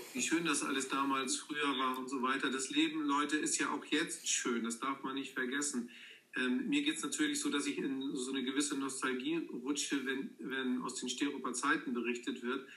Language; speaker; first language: German; native; German